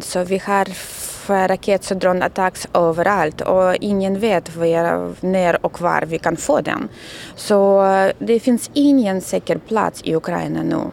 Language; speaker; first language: Swedish; non-native, learner; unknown